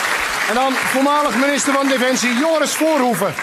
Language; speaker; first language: Dutch; native; Dutch